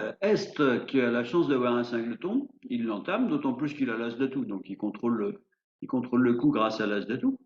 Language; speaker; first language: French; native; French